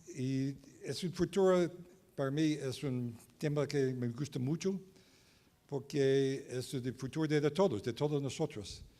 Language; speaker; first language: Spanish; non-native, learner; English